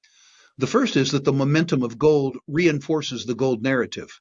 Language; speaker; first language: English; native; English